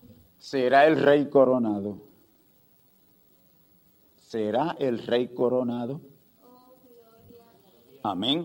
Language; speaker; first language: Spanish; native; Spanish